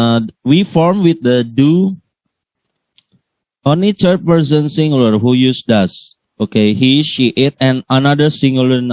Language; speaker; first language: English; non-native, learner; Indonesian